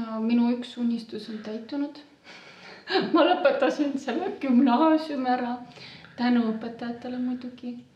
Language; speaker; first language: Estonian; non-native, local second language; Romany